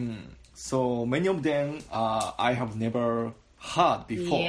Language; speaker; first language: English; non-native, learner; Japanese